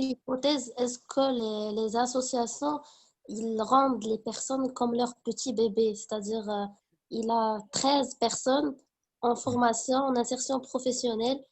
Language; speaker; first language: French; non-native, local second language; Arabic